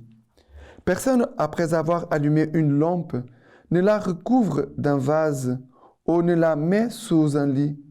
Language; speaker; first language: French; non-native, fluent; Portuguese